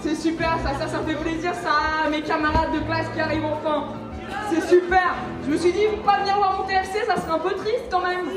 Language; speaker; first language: French; native; French